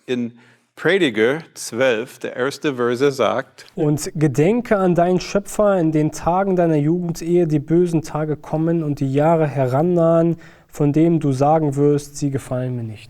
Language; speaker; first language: German; non-native, fluent; English